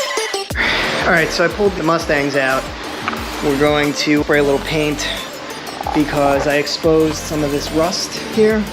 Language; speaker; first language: English; native; English